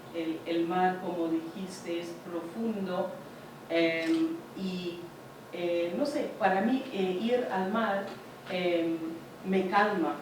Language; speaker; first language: Spanish; non-native, fluent; English